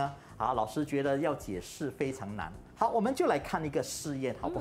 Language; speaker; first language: Chinese; native; Chinese